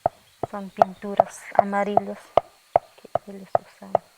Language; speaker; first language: Spanish; non-native, local second language; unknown